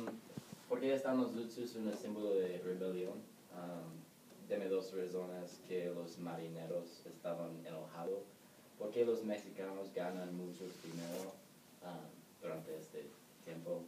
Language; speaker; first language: Spanish; non-native, learner; English